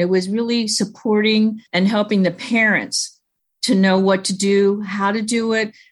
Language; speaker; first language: English; early bilingual, other home language; Chinese